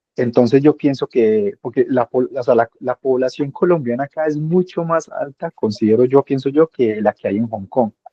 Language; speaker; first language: Spanish; native; Spanish